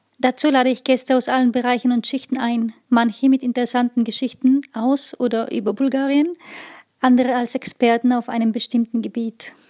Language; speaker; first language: German; non-native, fluent; Bulgarian